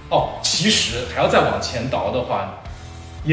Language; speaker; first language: Chinese; native; Chinese